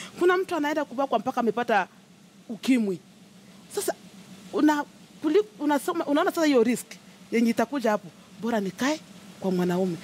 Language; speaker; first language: Swahili; native; Swahili